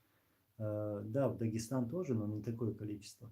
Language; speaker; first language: Russian; non-native, local second language; Chechen